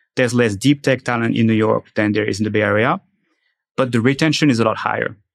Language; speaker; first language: English; non-native, fluent; French